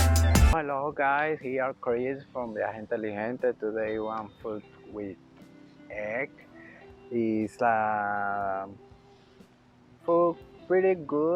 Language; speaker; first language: English; non-native, learner; Spanish